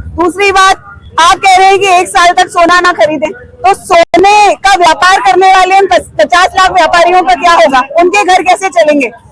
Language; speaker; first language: Hindi; native; Hindi